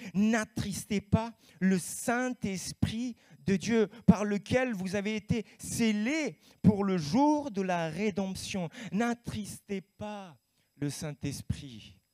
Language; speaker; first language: French; native; French